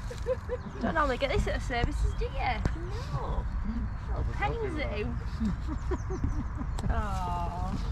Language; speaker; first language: English; native; English